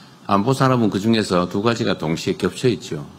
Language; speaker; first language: Korean; native; Korean